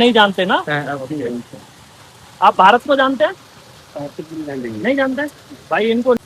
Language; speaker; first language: Hindi; native; Hindi